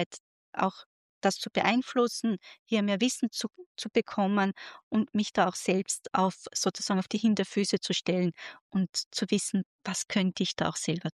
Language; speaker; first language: German; native; German